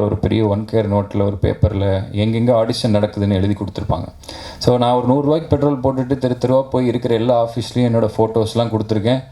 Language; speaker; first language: Tamil; native; Tamil